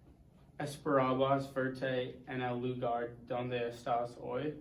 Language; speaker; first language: Spanish; non-native, learner; English